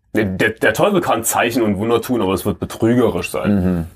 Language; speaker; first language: German; native; German